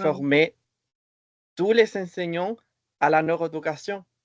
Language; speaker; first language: French; non-native, fluent; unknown